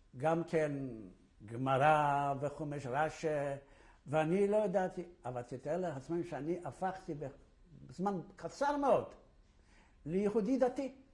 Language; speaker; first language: Hebrew; non-native, fluent; Polish